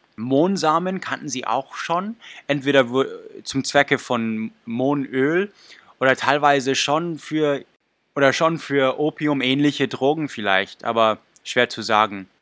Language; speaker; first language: German; non-native, fluent; English